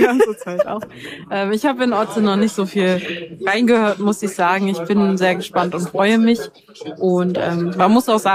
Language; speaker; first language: German; native; German